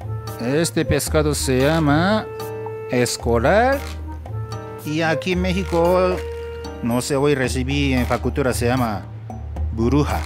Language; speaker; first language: Spanish; non-native, learner; Japanese